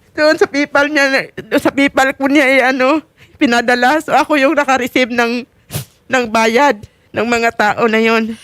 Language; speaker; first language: Filipino; non-native, local second language; Cebuano